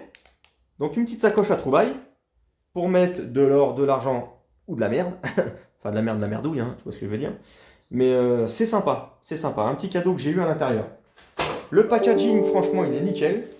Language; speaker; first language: French; native; French